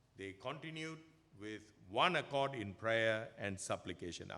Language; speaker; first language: English; non-native, local second language; Tamil